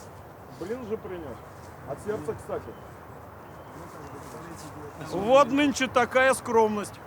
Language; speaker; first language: Russian; native; Russian